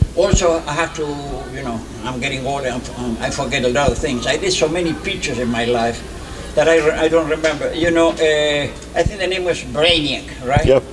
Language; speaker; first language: English; non-native, fluent; Spanish